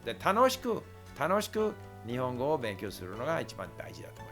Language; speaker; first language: Japanese; non-native, fluent; English